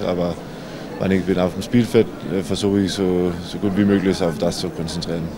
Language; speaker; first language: German; non-native, learner; Danish